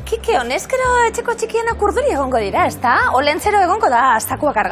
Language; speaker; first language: Basque; native; Basque